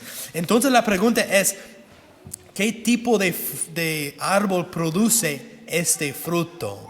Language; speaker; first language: Spanish; non-native, fluent; English